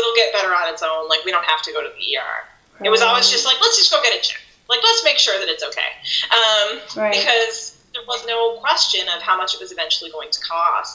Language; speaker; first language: English; native; English